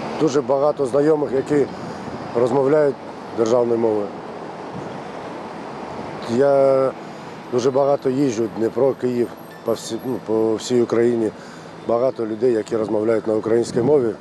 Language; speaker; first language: Ukrainian; early bilingual, other home language; Turkish